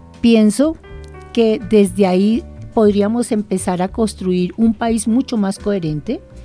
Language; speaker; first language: Spanish; native; Spanish